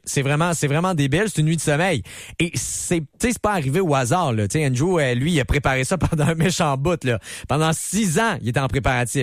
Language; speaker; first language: French; native; French